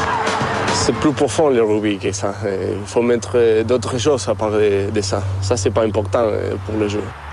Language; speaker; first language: French; non-native, fluent; Spanish